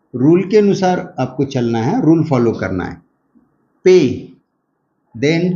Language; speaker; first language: Hindi; non-native, local second language; Marathi